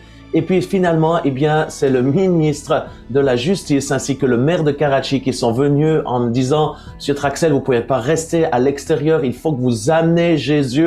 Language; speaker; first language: French; native; French